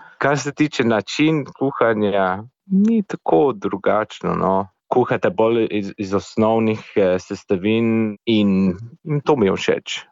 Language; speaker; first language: Slovenian; non-native, fluent; English